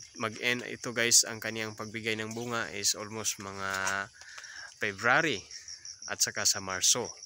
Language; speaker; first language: Filipino; non-native, local second language; Cebuano